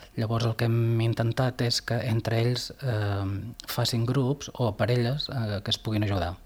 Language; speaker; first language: Catalan; native; Catalan